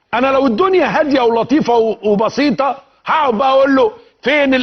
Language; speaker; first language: Arabic; native; Arabic